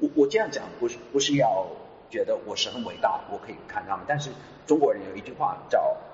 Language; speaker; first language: Chinese; non-native, fluent; English